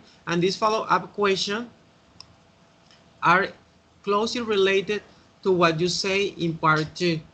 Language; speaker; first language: English; non-native, learner; Spanish